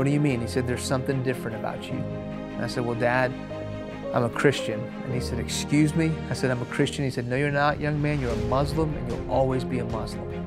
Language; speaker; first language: English; early bilingual, other home language; Persian